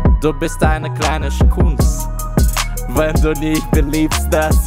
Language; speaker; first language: German; non-native, learner; Russian